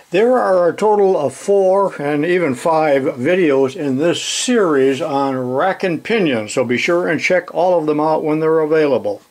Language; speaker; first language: English; native; English